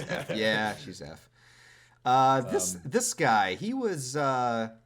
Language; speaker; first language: English; native; English